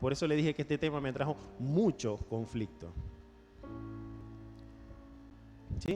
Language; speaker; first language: Spanish; native; Spanish